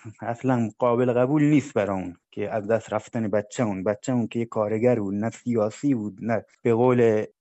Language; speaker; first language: Persian; non-native, local second language; Baluchi